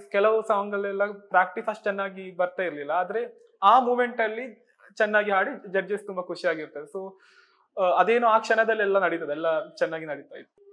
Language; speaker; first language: Kannada; non-native, local second language; Malayalam